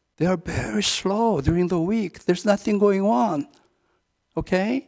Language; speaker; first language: English; non-native, fluent; Korean